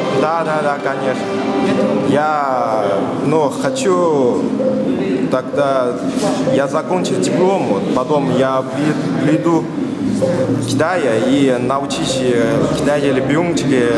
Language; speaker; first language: Russian; non-native, learner; Chinese